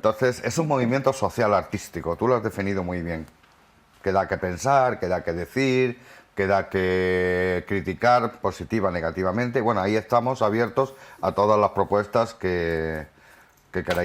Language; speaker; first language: Spanish; native; Spanish